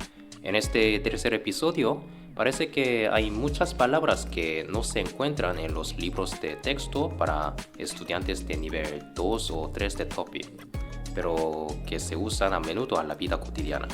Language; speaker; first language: Spanish; non-native, fluent; Korean